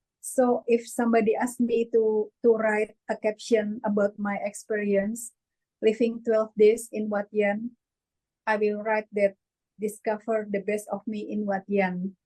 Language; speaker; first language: English; non-native, learner; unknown